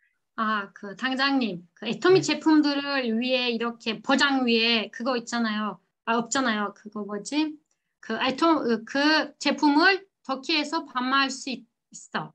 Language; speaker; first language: Korean; non-native, learner; Turkish